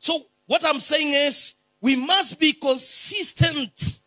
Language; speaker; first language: English; non-native, local second language; Swahili